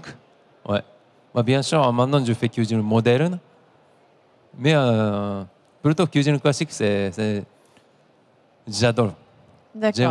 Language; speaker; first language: French; non-native, learner; Japanese